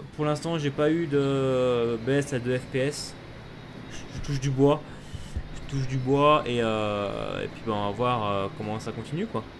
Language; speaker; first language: French; native; French